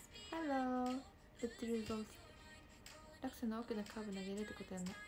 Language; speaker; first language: Japanese; native; Japanese